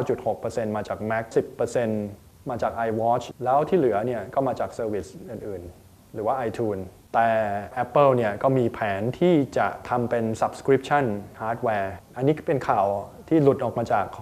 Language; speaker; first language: Thai; native; Thai